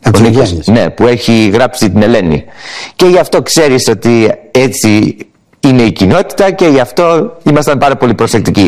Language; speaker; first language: Greek; early bilingual, heritage; English